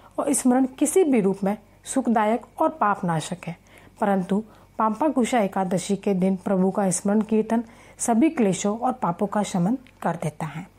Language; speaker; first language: Hindi; native; Hindi